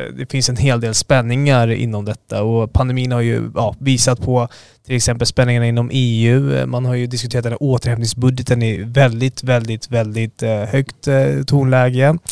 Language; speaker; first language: Swedish; native; Swedish